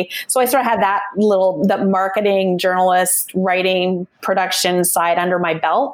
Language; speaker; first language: English; native; English